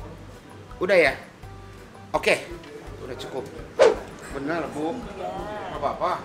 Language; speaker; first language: Indonesian; non-native, fluent; Japanese